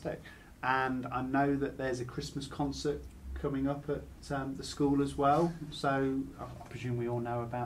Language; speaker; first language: English; native; English